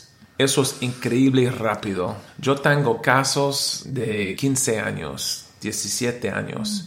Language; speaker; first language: Spanish; non-native, learner; English